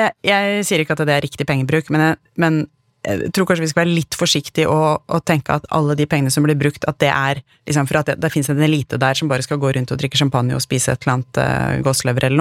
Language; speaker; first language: Norwegian; native; Norwegian